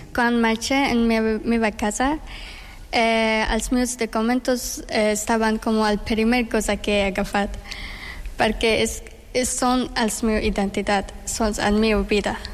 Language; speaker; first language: Catalan; non-native, learner; Persian